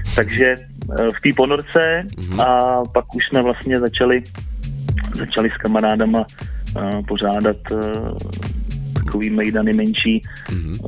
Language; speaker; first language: Czech; native; Czech